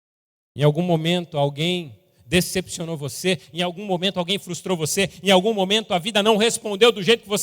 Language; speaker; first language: Portuguese; native; Portuguese